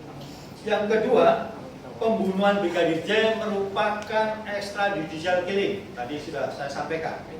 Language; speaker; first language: Indonesian; native; Indonesian